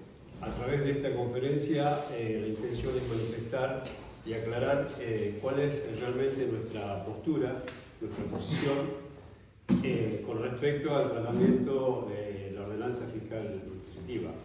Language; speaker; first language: Spanish; native; Spanish